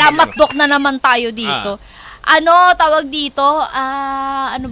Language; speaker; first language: Filipino; native; Filipino